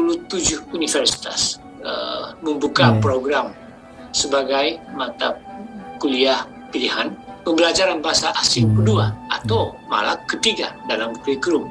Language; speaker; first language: Indonesian; non-native, fluent; Japanese